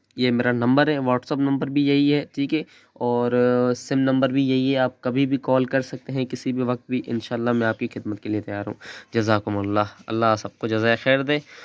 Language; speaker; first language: Urdu; non-native, local second language; Sindhi